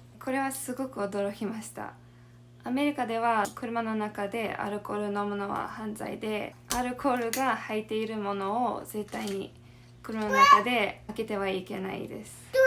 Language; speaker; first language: Japanese; non-native, fluent; English